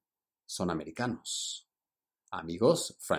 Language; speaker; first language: Spanish; early bilingual, heritage; Spanish